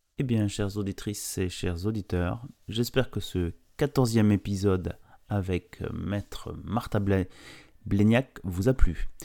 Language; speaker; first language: French; native; French